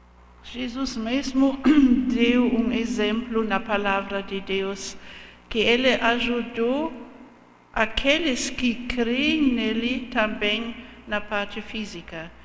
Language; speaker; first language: Portuguese; non-native, fluent; German